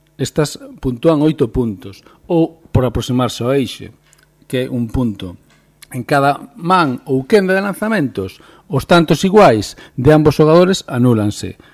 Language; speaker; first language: Galician; native; Galician